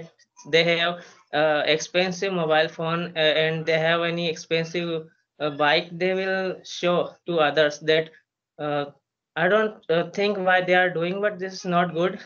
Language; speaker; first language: English; non-native, learner; Hindi